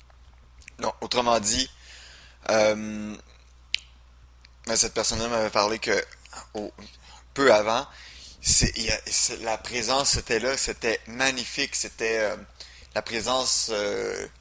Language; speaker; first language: French; native; French